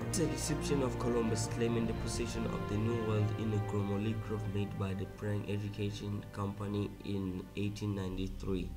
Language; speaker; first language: English; non-native, fluent; Southern Sotho